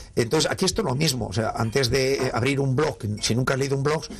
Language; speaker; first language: Spanish; native; Spanish